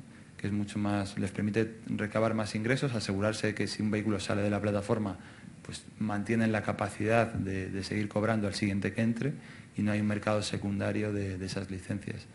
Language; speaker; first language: Spanish; native; Spanish